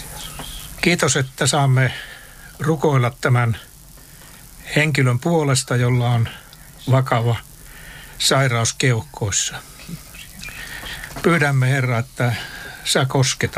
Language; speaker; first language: Finnish; native; Finnish